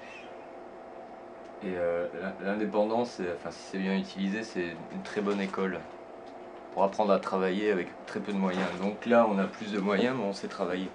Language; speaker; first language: French; native; French